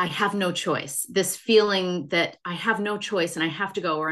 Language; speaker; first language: English; native; English